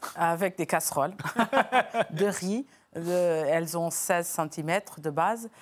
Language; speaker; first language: French; non-native, fluent; Portuguese